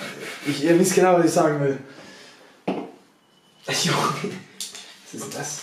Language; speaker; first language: German; native; German